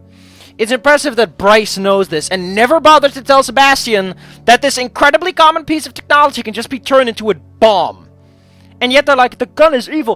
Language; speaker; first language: English; non-native, fluent; Dutch